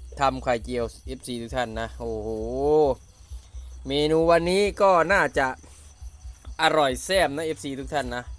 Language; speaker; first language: Thai; native; Thai